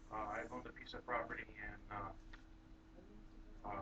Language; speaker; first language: English; native; English